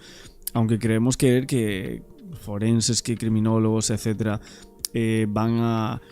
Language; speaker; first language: Spanish; native; Spanish